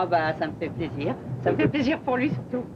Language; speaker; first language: French; native; French